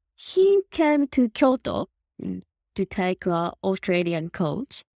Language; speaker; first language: English; non-native, learner; Japanese